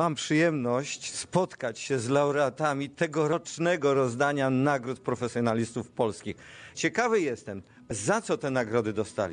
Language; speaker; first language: Polish; native; Polish